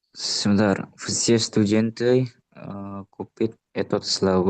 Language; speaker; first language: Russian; non-native, learner; Indonesian